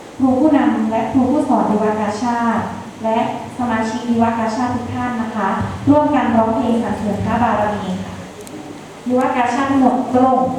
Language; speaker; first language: Thai; native; Thai